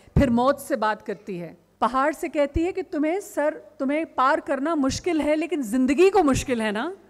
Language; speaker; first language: Urdu; non-native, local second language; Sindhi